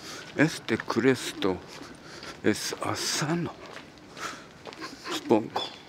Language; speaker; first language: Spanish; non-native, learner; Japanese